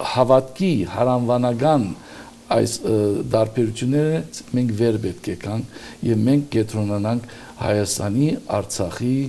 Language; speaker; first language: Armenian; early bilingual, heritage; Armenian